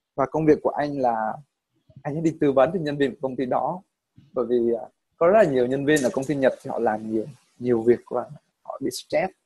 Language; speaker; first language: Vietnamese; native; Vietnamese